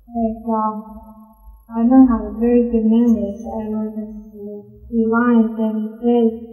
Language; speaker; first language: English; non-native, fluent; Persian